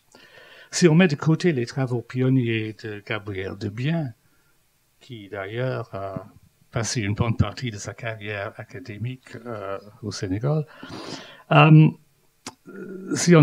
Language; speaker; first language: French; non-native, fluent; English